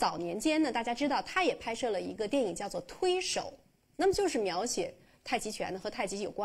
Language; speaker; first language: Chinese; native; Chinese